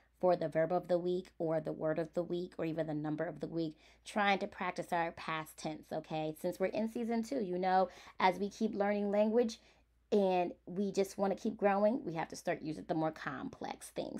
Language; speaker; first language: English; early bilingual, other home language; Spanish